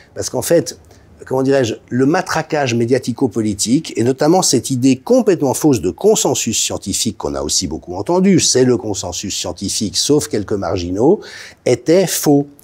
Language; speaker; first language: French; native; French